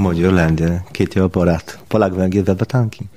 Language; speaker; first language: Hungarian; non-native, learner; Polish